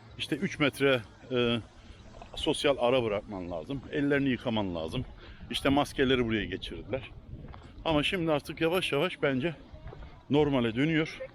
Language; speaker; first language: Turkish; early bilingual, heritage; Turkish